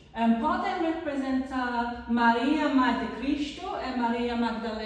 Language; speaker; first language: Portuguese; non-native, learner; English